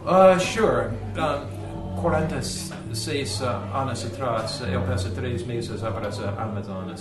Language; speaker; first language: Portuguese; non-native, learner; English